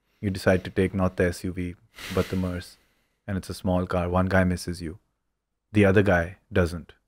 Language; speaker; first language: English; non-native, local second language; Urdu